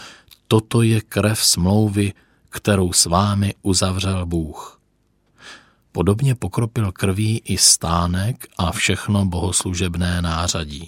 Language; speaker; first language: Czech; native; Czech